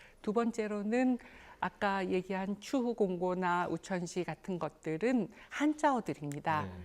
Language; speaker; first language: Korean; native; Korean